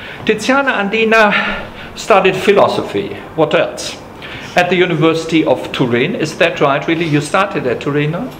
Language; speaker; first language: English; non-native, fluent; German